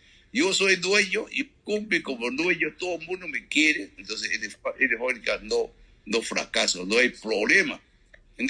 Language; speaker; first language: Spanish; non-native, learner; Chinese